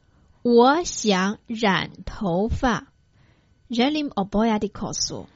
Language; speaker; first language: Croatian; non-native, fluent; Chinese